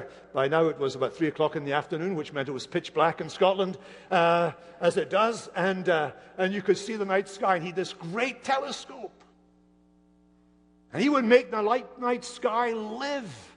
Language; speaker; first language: English; native; English